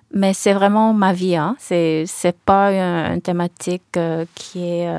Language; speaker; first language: French; early bilingual, other home language; Korean